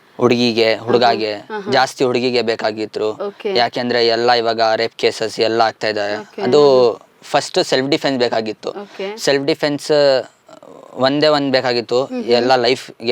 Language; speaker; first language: Kannada; non-native, local second language; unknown